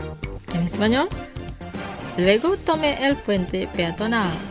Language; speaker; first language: Spanish; non-native, fluent; Indonesian